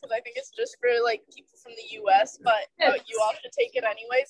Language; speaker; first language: English; native; English